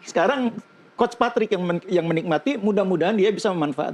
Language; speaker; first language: Indonesian; native; Indonesian